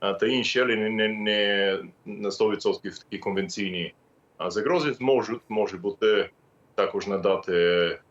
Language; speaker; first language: Ukrainian; non-native, fluent; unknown